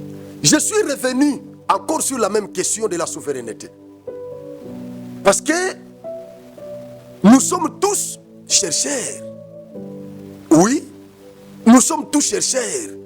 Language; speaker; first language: French; non-native, local second language; Lingala